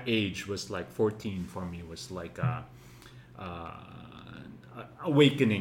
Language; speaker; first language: English; non-native, local second language; Filipino